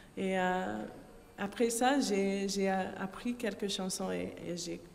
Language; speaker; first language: French; non-native, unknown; English